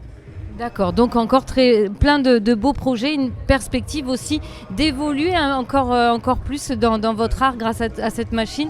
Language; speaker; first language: French; native; French